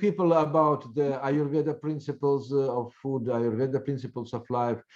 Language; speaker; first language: English; non-native, fluent; Russian